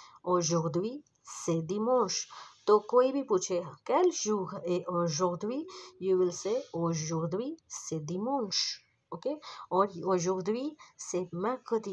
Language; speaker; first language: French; non-native, fluent; Urdu